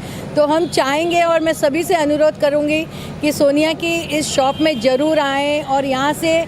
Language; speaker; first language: Hindi; native; Hindi